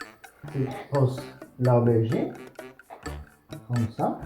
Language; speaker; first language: French; non-native, fluent; Italian